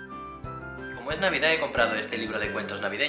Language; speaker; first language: Spanish; native; Spanish